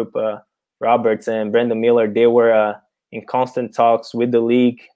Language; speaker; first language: English; non-native, fluent; Portuguese